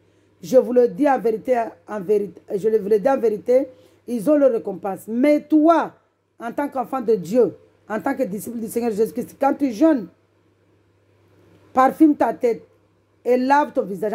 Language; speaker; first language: French; non-native, local second language; Comorian